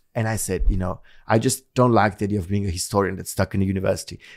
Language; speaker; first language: English; non-native, fluent; Italian